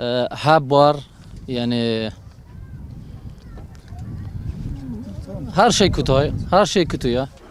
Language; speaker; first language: Turkish; non-native, learner; Arabic